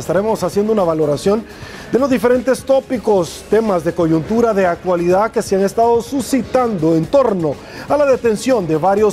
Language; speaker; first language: Spanish; native; Spanish